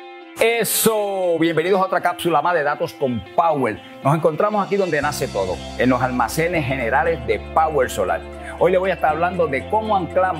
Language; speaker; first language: Spanish; native; Spanish